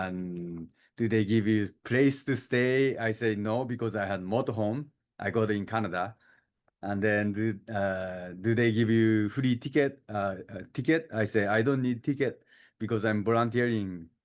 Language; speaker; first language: English; non-native, learner; Japanese